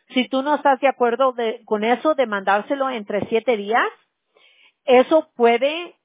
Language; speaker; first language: Spanish; early bilingual, heritage; Spanish